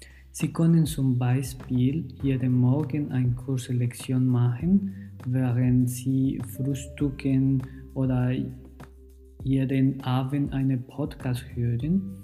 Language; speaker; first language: German; non-native, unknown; Spanish